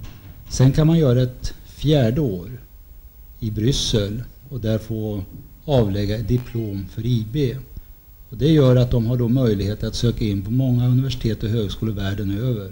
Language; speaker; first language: Swedish; native; Swedish